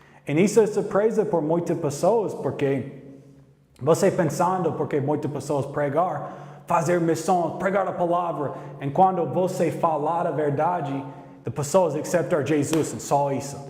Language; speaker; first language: Portuguese; non-native, learner; English